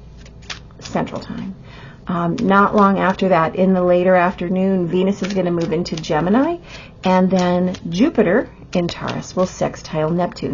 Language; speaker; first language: English; native; English